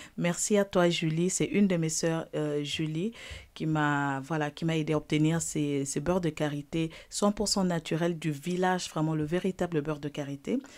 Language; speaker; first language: French; non-native, local second language; Lingala